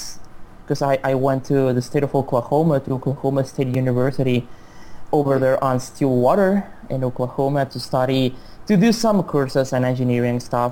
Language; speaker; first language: English; non-native, fluent; Spanish